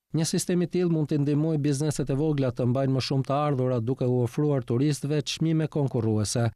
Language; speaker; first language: Albanian; native; Albanian